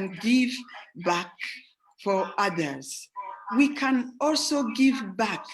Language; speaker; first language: English; non-native, fluent; Rundi